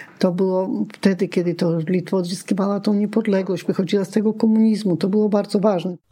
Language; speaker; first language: Polish; non-native, local second language; Lithuanian